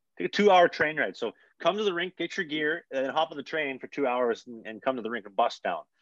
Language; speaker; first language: English; native; English